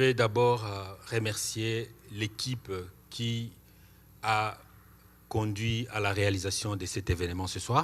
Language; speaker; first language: French; non-native, local second language; Swahili